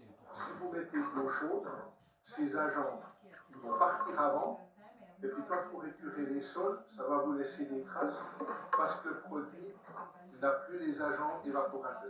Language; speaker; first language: French; native; French